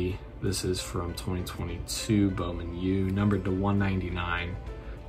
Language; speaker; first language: English; native; English